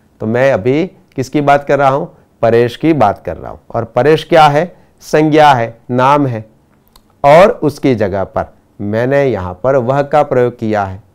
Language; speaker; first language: Hindi; non-native, local second language; Gujarati